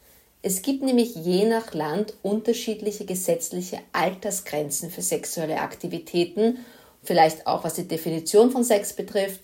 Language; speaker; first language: German; native; German